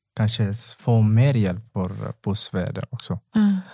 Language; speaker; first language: Swedish; non-native, learner; Tigrinya